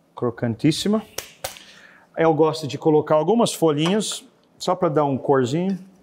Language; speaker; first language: Portuguese; non-native, fluent; English